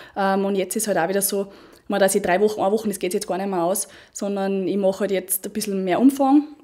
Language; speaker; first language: German; native; German